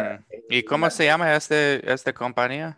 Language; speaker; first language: Spanish; non-native, learner; English